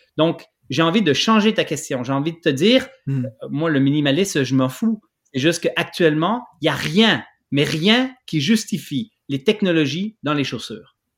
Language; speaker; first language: French; native; French